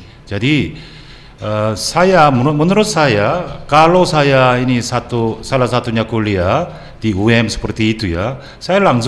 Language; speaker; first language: Indonesian; non-native, fluent; Korean